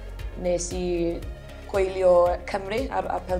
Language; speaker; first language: Welsh; non-native, learner; English